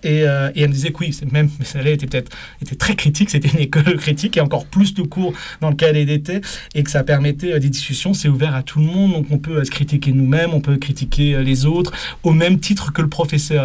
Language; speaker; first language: French; native; French